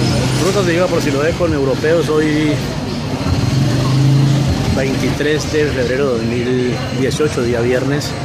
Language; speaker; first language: Spanish; native; Spanish